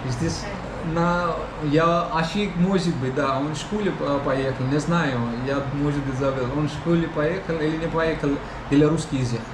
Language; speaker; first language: Russian; non-native, learner; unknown